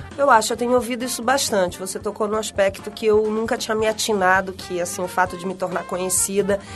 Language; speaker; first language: Portuguese; native; Portuguese